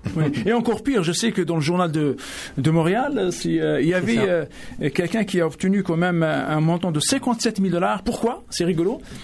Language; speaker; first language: French; native; French